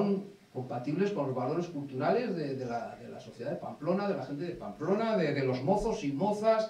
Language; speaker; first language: Spanish; native; Spanish